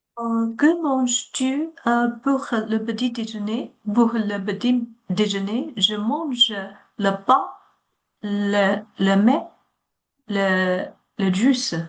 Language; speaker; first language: French; non-native, learner; Chinese